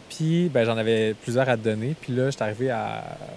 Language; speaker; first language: French; native; French